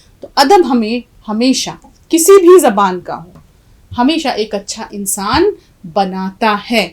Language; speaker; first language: Urdu; native; Urdu